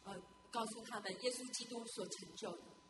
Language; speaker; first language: Chinese; native; Chinese